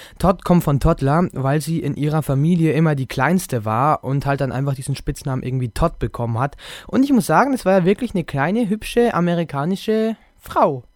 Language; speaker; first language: German; native; German